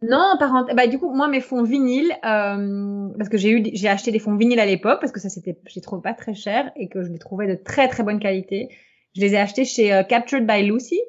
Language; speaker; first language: French; native; French